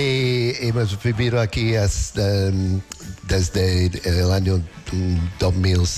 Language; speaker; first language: Spanish; non-native, learner; English